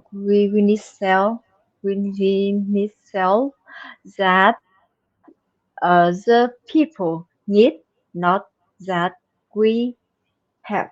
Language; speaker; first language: English; non-native, learner; Vietnamese